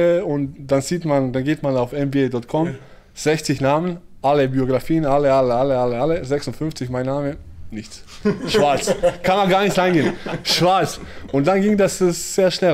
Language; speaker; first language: German; early bilingual, other home language; Bosnian